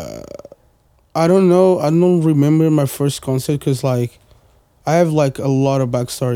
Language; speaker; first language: English; non-native, fluent; Portuguese